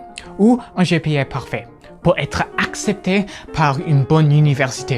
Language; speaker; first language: French; non-native, fluent; English